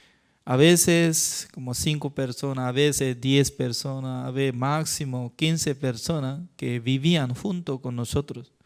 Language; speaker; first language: Spanish; non-native, learner; Korean